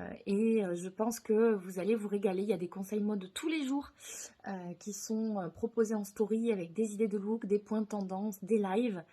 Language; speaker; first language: French; native; French